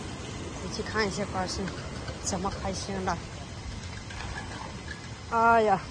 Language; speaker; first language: Chinese; non-native, learner; Nepali